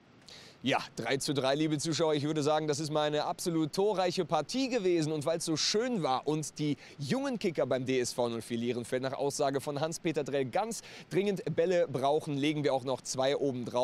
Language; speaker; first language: German; native; German